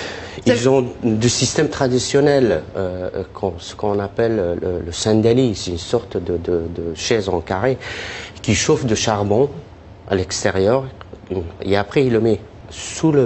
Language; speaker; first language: French; non-native, fluent; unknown